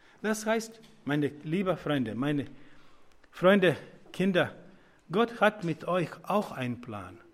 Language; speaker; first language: German; non-native, learner; Croatian